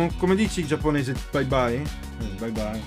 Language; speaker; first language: Italian; native; Italian